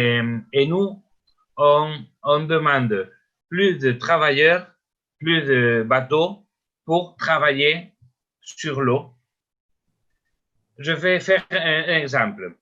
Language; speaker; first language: French; non-native, learner; Spanish